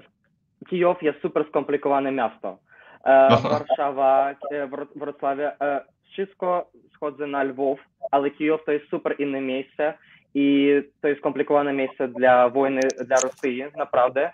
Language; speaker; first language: Polish; non-native, learner; Ukrainian